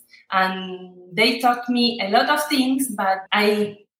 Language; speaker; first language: English; non-native, fluent; Spanish